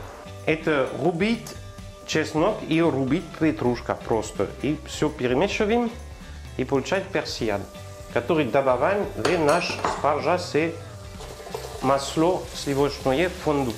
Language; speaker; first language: Russian; non-native, learner; French